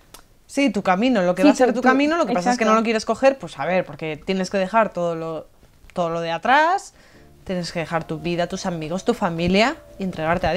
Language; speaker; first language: Spanish; native; Spanish